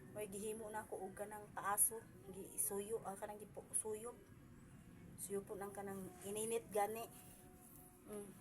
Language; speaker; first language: Filipino; non-native, local second language; Cebuano